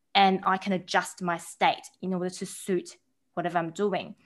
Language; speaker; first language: English; early bilingual, other home language; Chinese